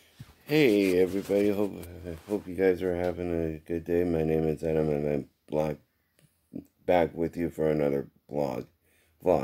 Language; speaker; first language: English; native; English